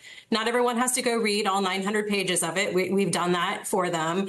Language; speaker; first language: English; native; English